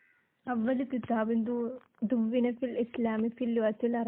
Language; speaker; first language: Arabic; non-native, learner; Malayalam